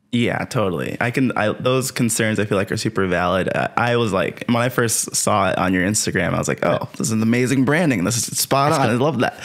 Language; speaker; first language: English; native; English